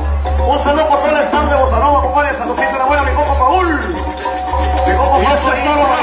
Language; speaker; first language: Spanish; native; Spanish